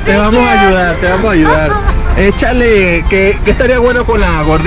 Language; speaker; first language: Spanish; native; Spanish